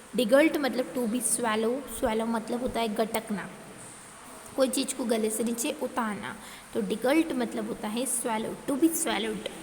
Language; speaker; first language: Hindi; native; Hindi